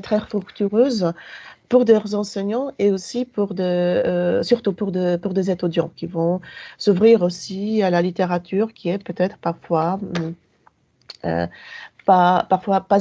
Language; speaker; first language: French; non-native, fluent; Polish